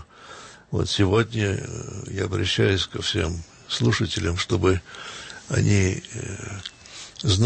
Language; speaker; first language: Russian; early bilingual, heritage; Russian